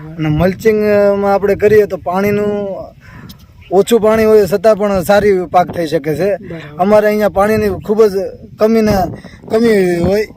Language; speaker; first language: Gujarati; native; Gujarati